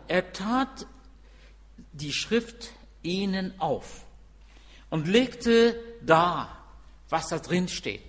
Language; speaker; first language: German; non-native, fluent; Arabic